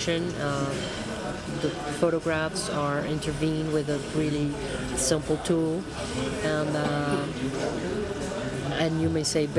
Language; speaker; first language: English; non-native, fluent; Spanish